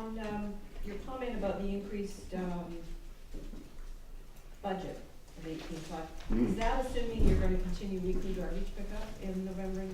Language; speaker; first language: English; native; English